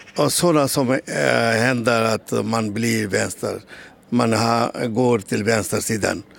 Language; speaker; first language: Swedish; non-native, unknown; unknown